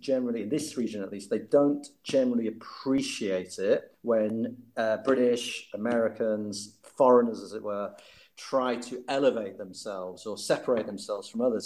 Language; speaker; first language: English; native; English